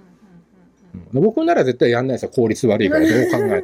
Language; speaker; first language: Japanese; native; Japanese